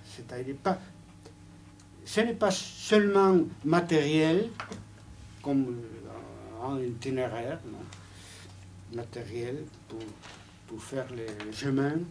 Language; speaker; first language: French; non-native, fluent; Spanish